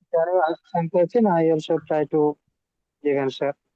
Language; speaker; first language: English; non-native, learner; Bangla